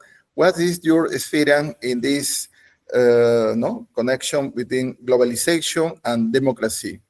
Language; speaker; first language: English; non-native, learner; Spanish